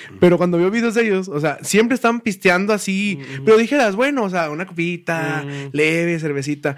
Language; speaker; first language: Spanish; native; Spanish